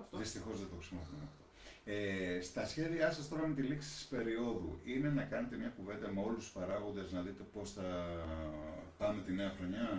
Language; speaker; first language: Greek; native; Greek